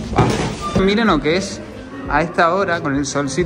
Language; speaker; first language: Spanish; native; Spanish